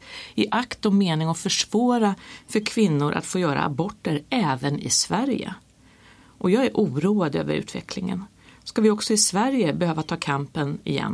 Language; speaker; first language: Swedish; native; Swedish